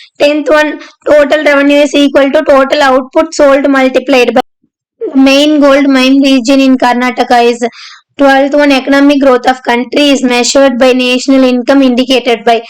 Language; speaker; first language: English; non-native, local second language; Tamil